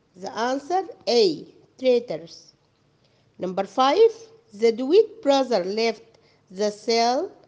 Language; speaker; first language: English; non-native, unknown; Arabic